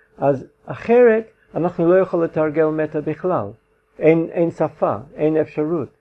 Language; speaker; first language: Hebrew; non-native, fluent; English